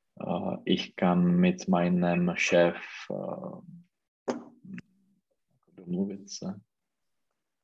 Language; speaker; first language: German; non-native, learner; Czech